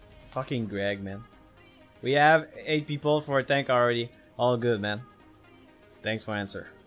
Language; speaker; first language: English; non-native, fluent; French